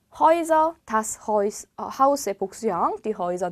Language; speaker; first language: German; non-native, fluent; Korean